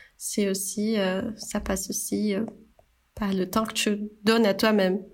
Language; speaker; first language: French; non-native, fluent; Portuguese